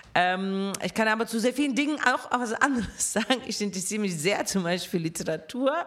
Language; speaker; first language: German; non-native, fluent; Russian